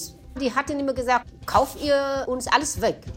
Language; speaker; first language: German; non-native, fluent; Vietnamese